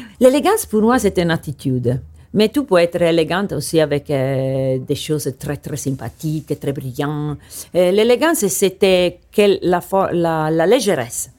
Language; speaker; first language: French; non-native, learner; Italian